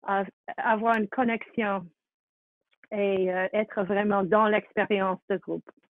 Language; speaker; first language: French; non-native, fluent; English